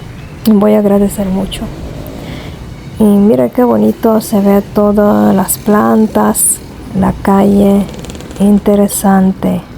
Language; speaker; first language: Spanish; non-native, fluent; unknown